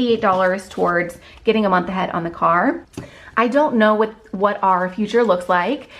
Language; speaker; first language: English; native; English